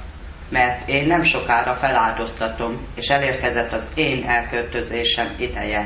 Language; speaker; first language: Hungarian; native; Hungarian